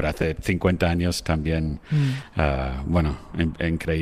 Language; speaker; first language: Spanish; non-native, fluent; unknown